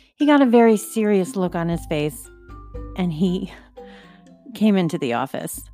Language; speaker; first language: English; native; English